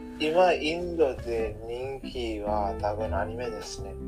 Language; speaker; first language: Japanese; non-native, learner; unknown